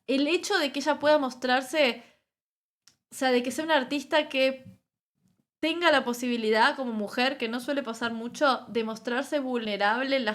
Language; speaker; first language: Spanish; native; Spanish